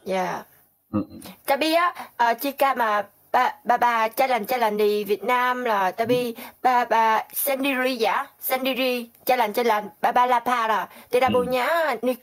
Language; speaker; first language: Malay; non-native, learner; Vietnamese